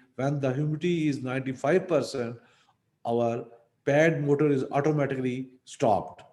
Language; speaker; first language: English; non-native, local second language; Urdu